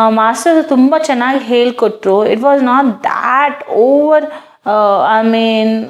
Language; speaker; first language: Kannada; non-native, fluent; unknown